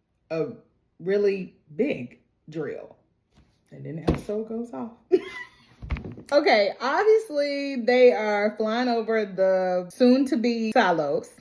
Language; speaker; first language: English; native; English